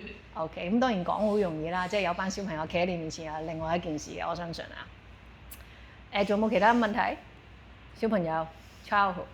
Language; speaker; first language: Cantonese; native; Cantonese